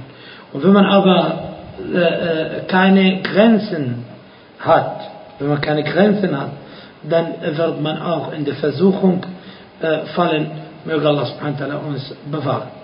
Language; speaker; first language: German; non-native, fluent; Arabic